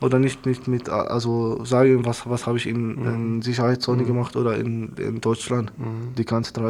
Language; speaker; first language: German; non-native, learner; Arabic